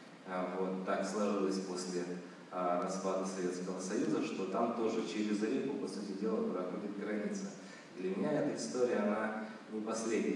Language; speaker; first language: Russian; native; Russian